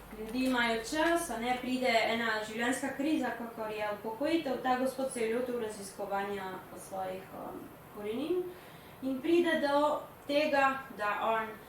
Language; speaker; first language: Slovenian; early bilingual, heritage; Spanish